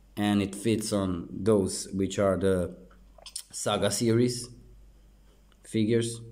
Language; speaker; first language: English; non-native, fluent; Croatian